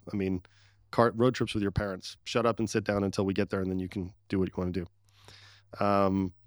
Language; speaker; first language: English; early bilingual, other home language; Arabic